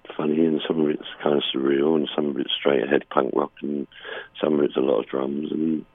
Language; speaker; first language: English; native; English